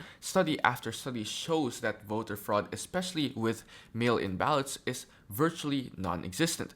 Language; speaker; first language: English; native; English